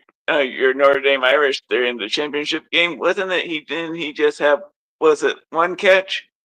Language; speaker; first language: English; native; English